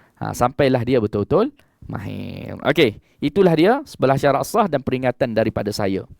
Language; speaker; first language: Malay; native; Malay